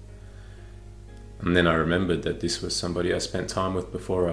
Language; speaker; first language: English; native; English